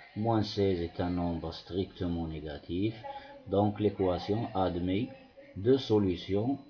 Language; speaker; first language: French; non-native, local second language; Arabic